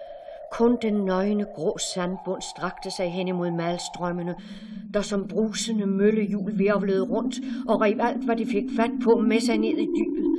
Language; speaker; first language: Danish; native; Danish